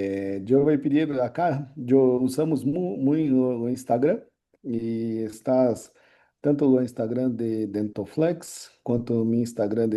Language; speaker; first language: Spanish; non-native, learner; Portuguese